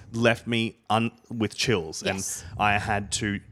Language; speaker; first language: English; native; English